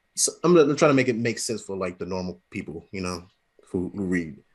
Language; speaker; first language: English; native; English